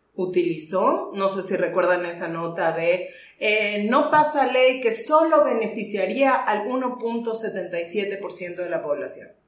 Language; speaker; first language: Spanish; native; Spanish